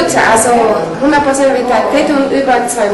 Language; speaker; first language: German; non-native, learner; Portuguese